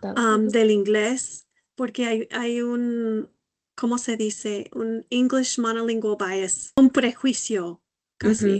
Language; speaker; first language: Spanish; non-native, fluent; English